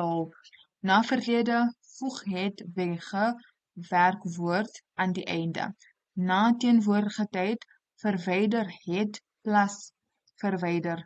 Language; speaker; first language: Afrikaans; non-native, local second language; English